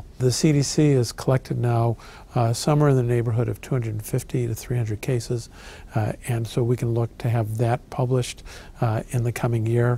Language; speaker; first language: English; native; English